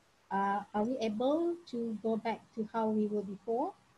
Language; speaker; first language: English; non-native, local second language; Malay